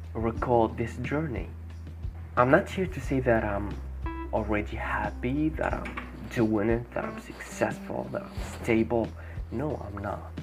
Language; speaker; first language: English; non-native, fluent; Arabic